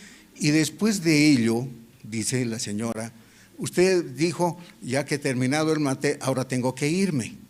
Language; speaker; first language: Spanish; native; Spanish